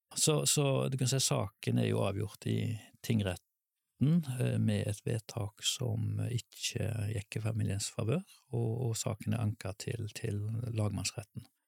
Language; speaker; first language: Norwegian; native; Norwegian